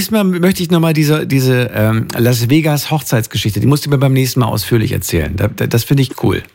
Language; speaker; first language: German; native; German